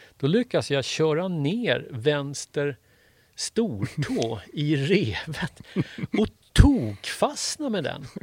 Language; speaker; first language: Swedish; native; Swedish